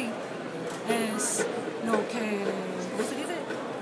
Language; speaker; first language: Spanish; non-native, learner; Chinese